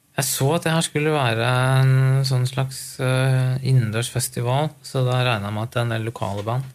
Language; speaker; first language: Norwegian; native; Norwegian